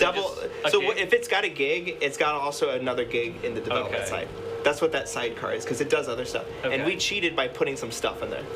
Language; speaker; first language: English; native; English